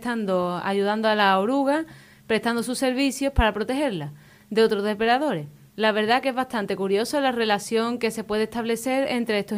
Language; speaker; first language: Spanish; native; Spanish